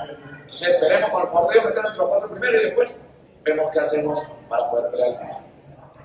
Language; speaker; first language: Spanish; native; Spanish